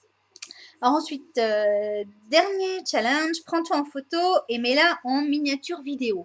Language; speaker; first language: French; native; French